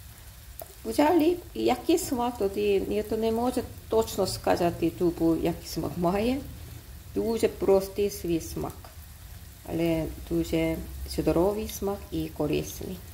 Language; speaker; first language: Ukrainian; non-native, learner; Korean